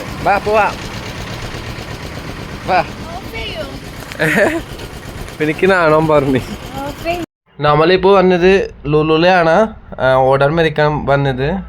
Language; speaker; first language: Malayalam; non-native, fluent; Assamese